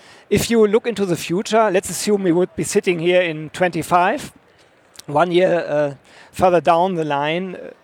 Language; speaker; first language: English; non-native, fluent; German